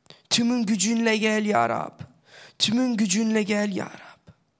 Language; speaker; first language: Turkish; non-native, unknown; English